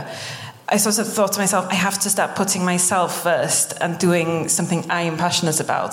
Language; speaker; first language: English; non-native, local second language; Welsh